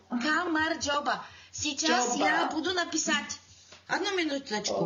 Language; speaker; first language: Russian; non-native, learner; Bulgarian